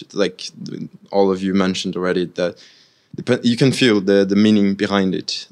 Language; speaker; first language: English; non-native, fluent; Arabic